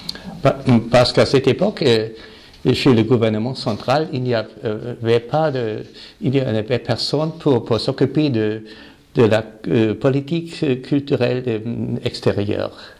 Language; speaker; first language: French; non-native, fluent; German